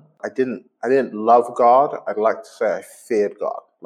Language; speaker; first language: English; native; English